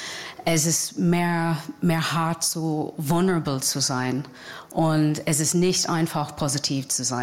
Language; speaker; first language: German; non-native, fluent; English